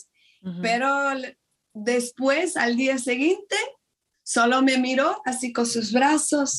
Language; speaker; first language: Spanish; non-native, fluent; Portuguese